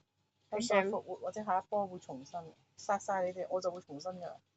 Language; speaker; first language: Chinese; native; Chinese